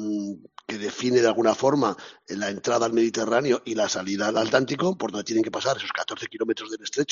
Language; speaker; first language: Spanish; native; Spanish